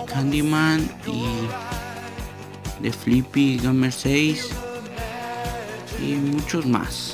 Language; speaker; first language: Spanish; early bilingual, other home language; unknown